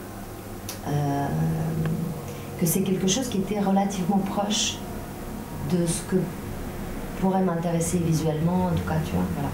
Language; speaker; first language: French; native; French